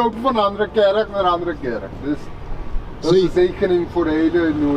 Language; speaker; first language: Dutch; non-native, learner; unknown